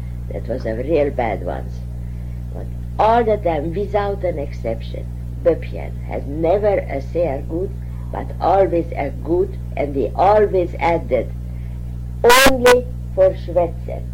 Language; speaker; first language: English; non-native, fluent; Hungarian